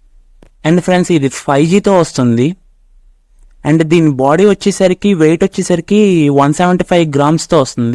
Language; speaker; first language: Telugu; native; Telugu